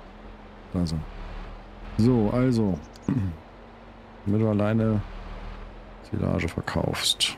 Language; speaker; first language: German; native; German